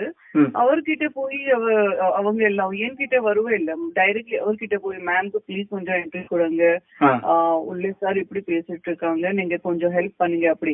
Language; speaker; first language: Tamil; non-native, fluent; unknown